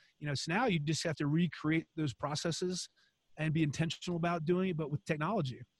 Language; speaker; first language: English; native; English